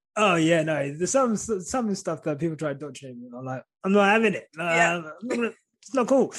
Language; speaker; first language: English; native; English